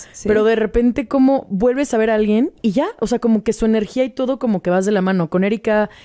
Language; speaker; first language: Spanish; native; Spanish